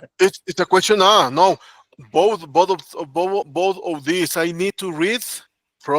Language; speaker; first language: English; non-native, learner; Spanish